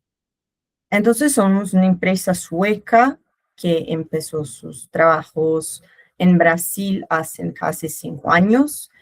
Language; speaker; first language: Spanish; non-native, learner; Portuguese